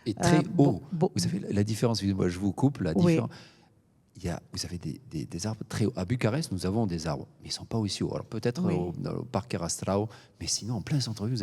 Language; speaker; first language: French; native; French